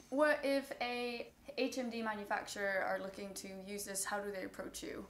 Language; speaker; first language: English; native; English